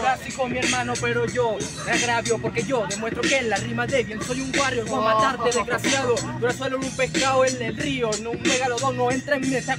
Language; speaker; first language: Spanish; native; Spanish